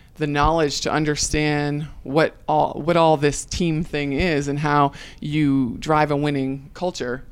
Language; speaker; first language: English; native; English